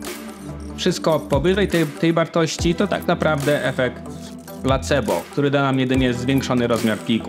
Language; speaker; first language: Polish; native; Polish